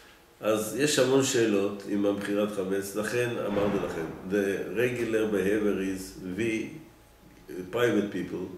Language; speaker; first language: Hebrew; native; Hebrew